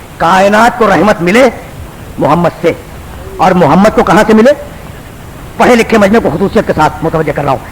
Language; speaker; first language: Urdu; native; Urdu